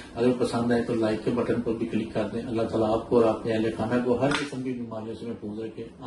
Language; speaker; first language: Urdu; non-native, local second language; Punjabi